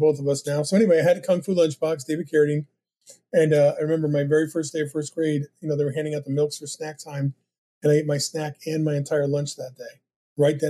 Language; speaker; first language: English; native; English